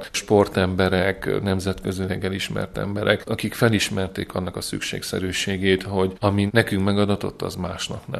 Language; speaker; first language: Hungarian; native; Hungarian